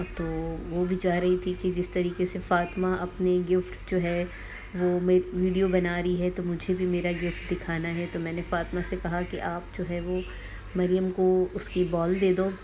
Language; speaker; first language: Urdu; native; Urdu